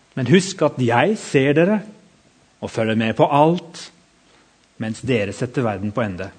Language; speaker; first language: Norwegian; native; Norwegian